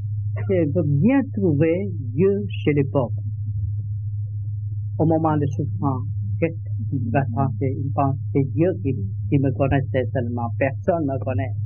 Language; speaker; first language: French; non-native, learner; Vietnamese